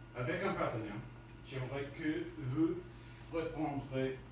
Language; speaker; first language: French; non-native, fluent; English